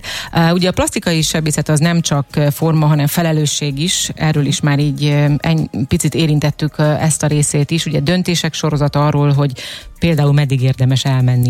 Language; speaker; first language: Hungarian; native; Hungarian